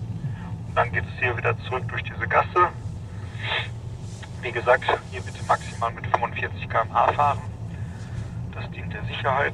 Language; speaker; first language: German; native; German